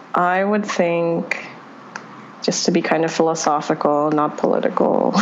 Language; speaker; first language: English; early bilingual, other home language; Cebuano